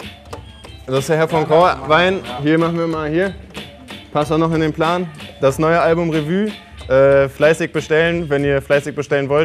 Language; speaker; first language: German; native; German